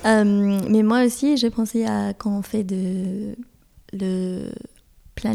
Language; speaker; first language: French; non-native, fluent; English